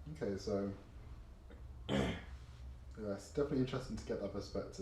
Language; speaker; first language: English; native; English